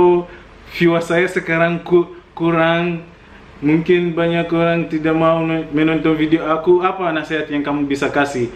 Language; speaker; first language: Indonesian; non-native, fluent; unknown